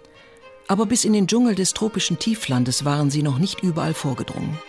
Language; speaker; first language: German; native; German